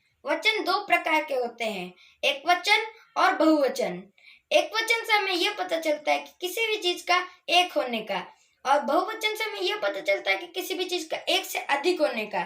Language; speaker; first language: Hindi; non-native, local second language; Odia